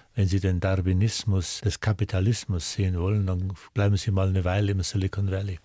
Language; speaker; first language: German; native; German